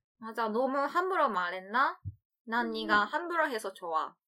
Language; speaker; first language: Korean; non-native, learner; Chinese